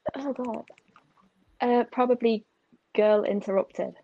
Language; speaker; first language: English; native; English